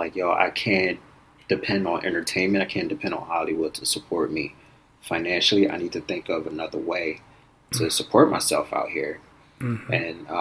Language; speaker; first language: English; native; English